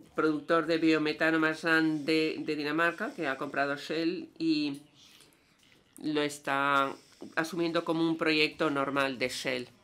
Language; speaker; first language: Spanish; non-native, fluent; Danish